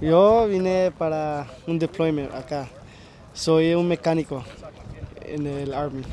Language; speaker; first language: Spanish; early bilingual, heritage; Spanish